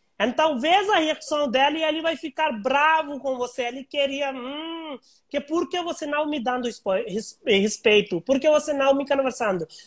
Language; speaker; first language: Portuguese; non-native, learner; Hindi